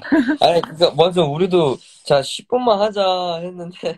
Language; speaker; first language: Korean; early bilingual, heritage; English